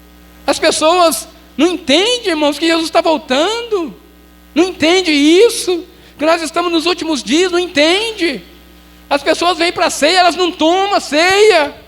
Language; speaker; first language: Portuguese; native; Portuguese